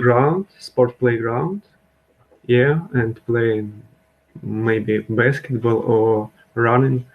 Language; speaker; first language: English; non-native, learner; Russian